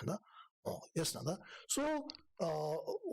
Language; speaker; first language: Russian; non-native, learner; Tibetan